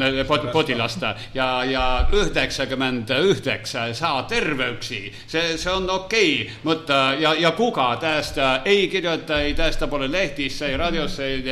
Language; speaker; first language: Finnish; non-native, learner; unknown